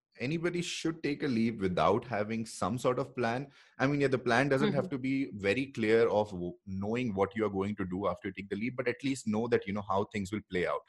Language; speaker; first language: English; non-native, local second language; Hindi